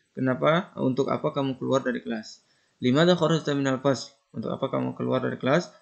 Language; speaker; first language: Indonesian; native; Indonesian